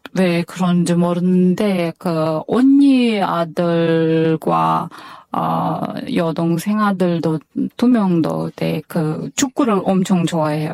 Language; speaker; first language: Korean; non-native, fluent; Kyrgyz